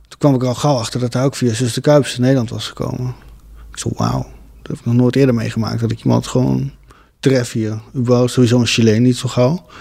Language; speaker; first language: Dutch; early bilingual, other home language; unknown